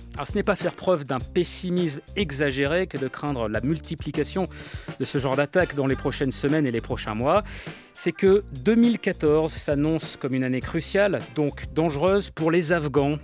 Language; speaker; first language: French; native; French